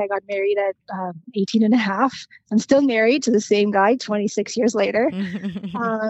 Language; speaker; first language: English; non-native, fluent; Romanian